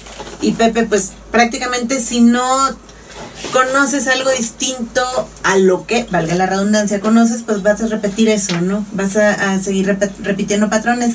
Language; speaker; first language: Spanish; native; Spanish